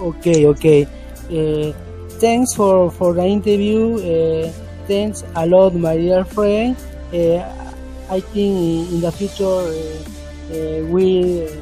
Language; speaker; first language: English; non-native, learner; Spanish